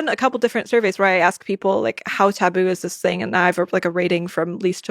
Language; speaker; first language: English; native; English